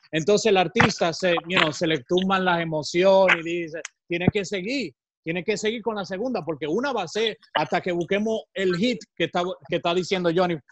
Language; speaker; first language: Spanish; native; Spanish